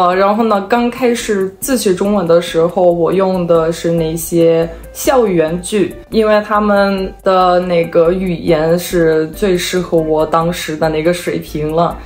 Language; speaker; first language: Chinese; non-native, fluent; Serbian